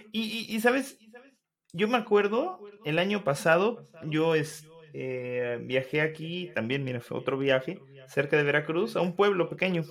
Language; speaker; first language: Spanish; native; Spanish